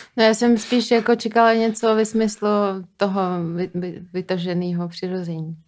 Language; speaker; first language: Czech; non-native, fluent; Slovak